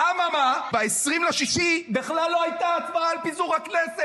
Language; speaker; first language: Hebrew; native; Hebrew